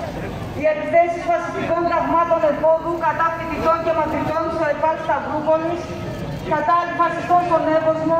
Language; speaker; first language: Greek; native; Greek